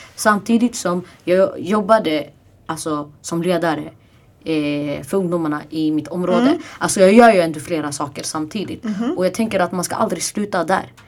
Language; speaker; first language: Swedish; non-native, fluent; Arabic